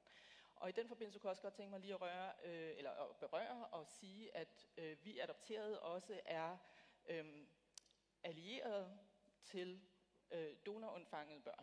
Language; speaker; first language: Danish; native; Danish